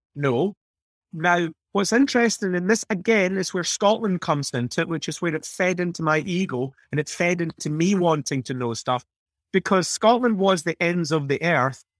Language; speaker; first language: English; native; English